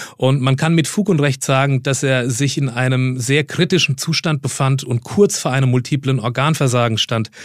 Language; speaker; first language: German; native; German